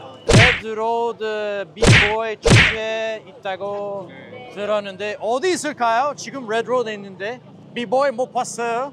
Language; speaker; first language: Korean; non-native, fluent; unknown